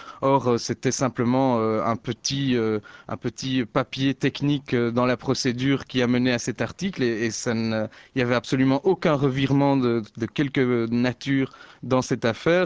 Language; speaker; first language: French; native; French